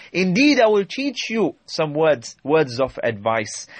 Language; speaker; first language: English; native; English